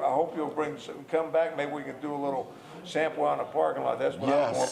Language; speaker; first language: English; native; English